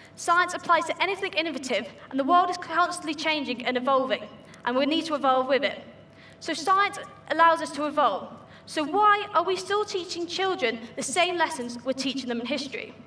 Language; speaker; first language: English; native; English